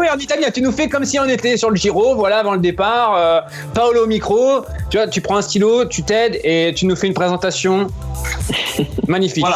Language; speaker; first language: French; native; French